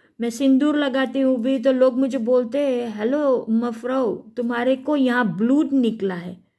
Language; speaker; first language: Hindi; non-native, local second language; Gujarati